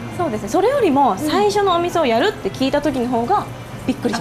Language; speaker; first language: Japanese; native; Japanese